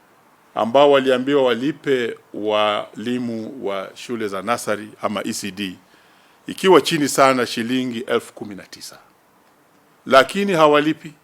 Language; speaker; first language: Swahili; non-native, local second language; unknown